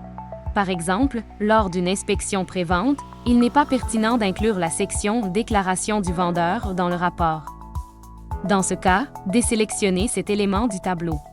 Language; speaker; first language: French; native; French